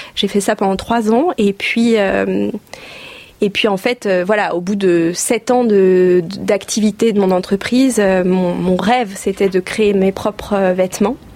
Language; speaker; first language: French; native; French